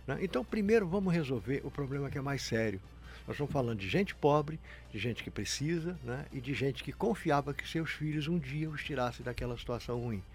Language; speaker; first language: Portuguese; native; Portuguese